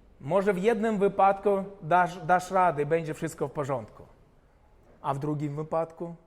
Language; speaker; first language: Polish; non-native, fluent; Ukrainian